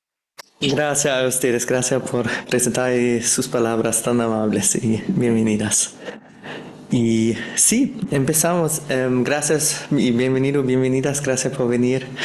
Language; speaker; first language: Spanish; non-native, fluent; German